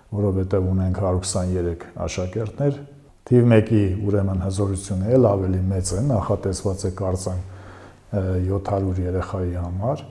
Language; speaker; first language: Armenian; native; Armenian